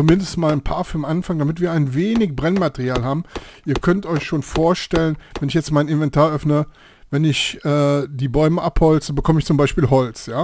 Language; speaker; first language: German; native; German